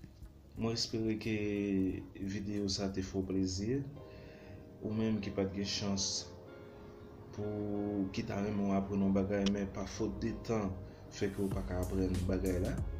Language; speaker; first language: French; non-native, learner; Haitian Creole